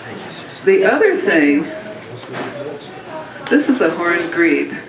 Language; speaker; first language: English; native; English